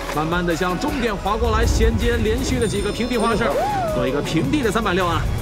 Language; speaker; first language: Chinese; native; Chinese